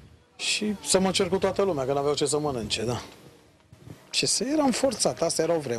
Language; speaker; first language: Romanian; native; Romanian